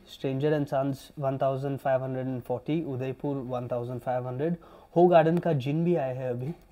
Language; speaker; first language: Hindi; non-native, local second language; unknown